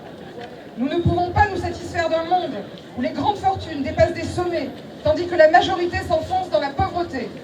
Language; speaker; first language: French; native; French